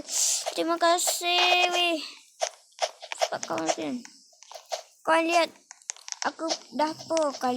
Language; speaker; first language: Malay; native; Malay